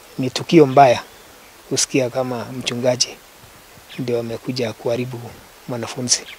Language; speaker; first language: Swahili; non-native, local second language; Kalenjin